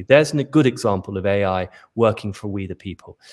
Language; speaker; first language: English; native; English